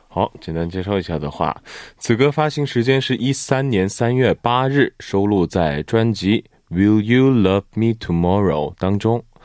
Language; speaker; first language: Chinese; non-native, fluent; Korean